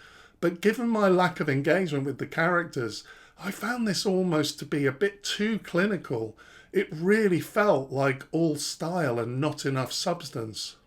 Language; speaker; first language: English; native; English